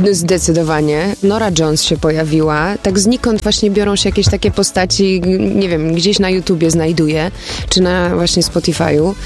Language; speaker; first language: Polish; early bilingual, heritage; Polish